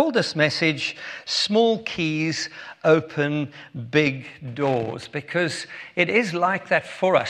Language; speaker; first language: English; native; English